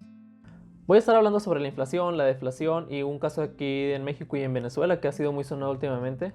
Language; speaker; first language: Spanish; native; Spanish